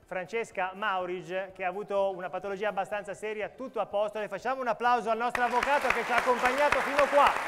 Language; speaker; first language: Italian; native; Italian